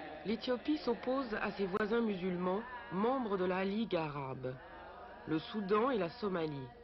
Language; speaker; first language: French; native; French